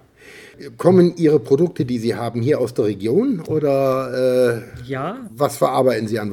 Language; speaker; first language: German; native; German